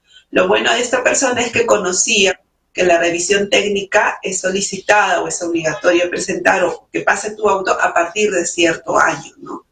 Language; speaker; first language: Spanish; native; Spanish